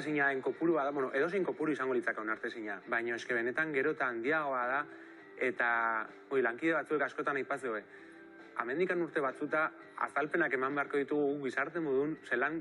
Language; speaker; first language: Basque; native; Basque